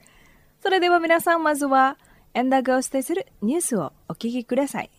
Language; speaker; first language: Japanese; non-native, fluent; Indonesian